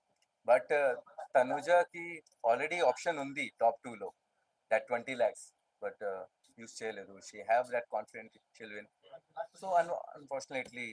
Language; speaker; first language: Telugu; non-native, learner; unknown